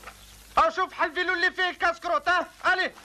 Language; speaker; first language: Arabic; native; Arabic